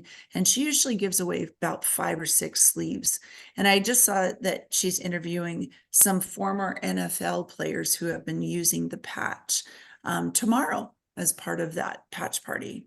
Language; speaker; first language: English; native; English